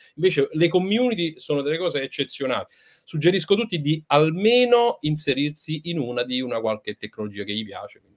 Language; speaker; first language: Italian; native; Italian